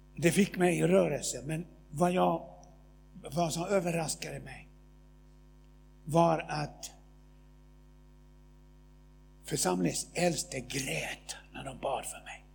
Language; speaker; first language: Swedish; non-native, fluent; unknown